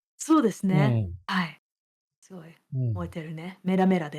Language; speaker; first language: Japanese; non-native, fluent; English